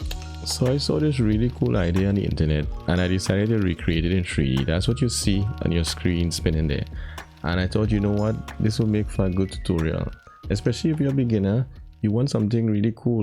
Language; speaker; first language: English; native; English